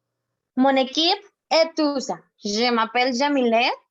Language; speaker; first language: French; non-native, learner; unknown